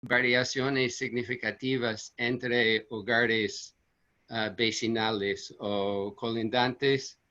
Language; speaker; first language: Spanish; non-native, fluent; English